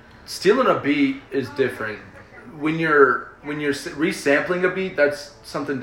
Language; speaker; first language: English; early bilingual, other home language; Spanish